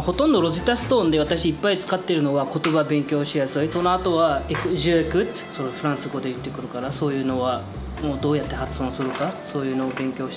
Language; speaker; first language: Japanese; non-native, learner; French